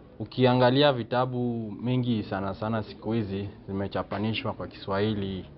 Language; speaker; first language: Swahili; non-native, local second language; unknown